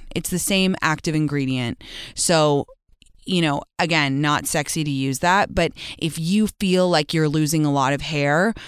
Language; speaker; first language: English; native; English